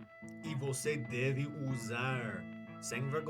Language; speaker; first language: Portuguese; non-native, learner; English